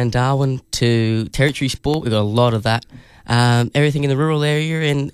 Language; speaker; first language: English; native; English